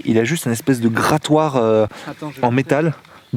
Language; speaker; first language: French; native; French